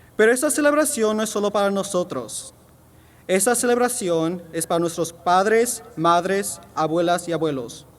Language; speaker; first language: Spanish; early bilingual, heritage; Spanish